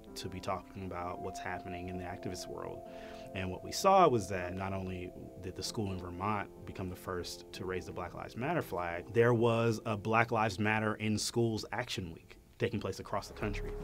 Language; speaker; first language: English; native; English